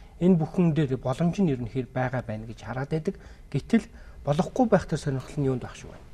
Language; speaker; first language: Mongolian; native; Mongolian